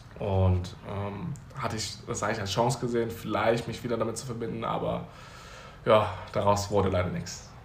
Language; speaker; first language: German; early bilingual, other home language; Chinese